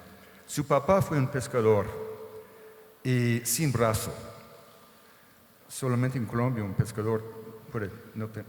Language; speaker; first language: Spanish; non-native, fluent; English